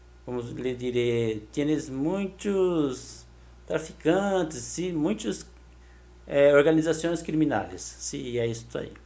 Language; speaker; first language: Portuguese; non-native, learner; Spanish